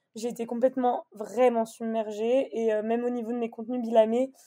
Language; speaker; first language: French; native; French